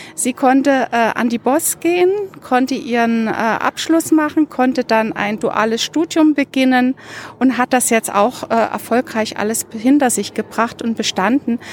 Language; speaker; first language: German; native; German